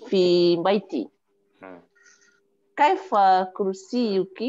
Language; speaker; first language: Arabic; non-native, learner; Malay